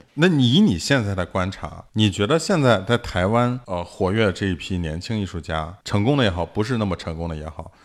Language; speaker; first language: Chinese; native; Chinese